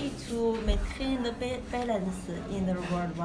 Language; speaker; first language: English; non-native, learner; Chinese